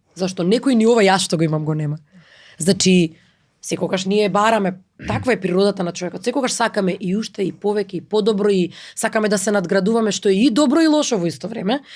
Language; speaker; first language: Macedonian; native; Macedonian